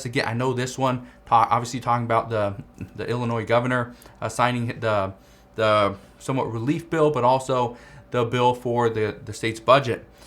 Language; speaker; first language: English; native; English